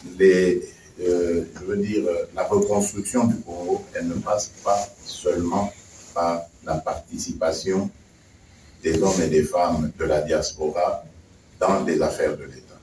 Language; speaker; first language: French; non-native, local second language; Luba-Lulua